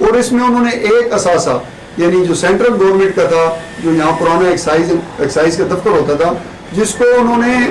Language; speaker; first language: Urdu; non-native, local second language; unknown